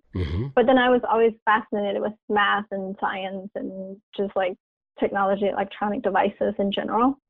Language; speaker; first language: English; non-native, fluent; Chinese